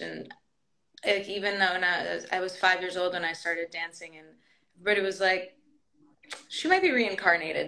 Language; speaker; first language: English; early bilingual, other home language; Greek